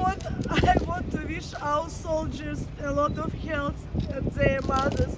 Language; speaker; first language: English; non-native, learner; Ukrainian